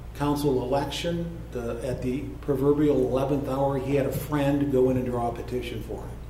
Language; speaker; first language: English; native; English